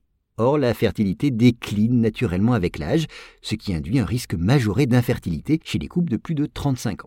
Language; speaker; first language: French; native; French